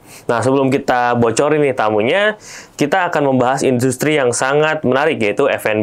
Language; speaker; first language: Indonesian; native; Indonesian